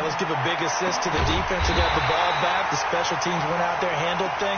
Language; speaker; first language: English; native; English